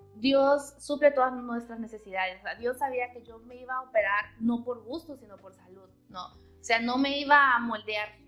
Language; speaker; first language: Spanish; native; Spanish